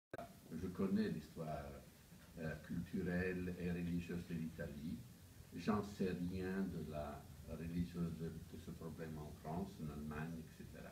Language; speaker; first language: French; non-native, fluent; Italian